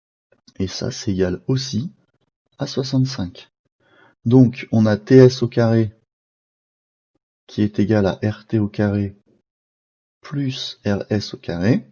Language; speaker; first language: French; native; French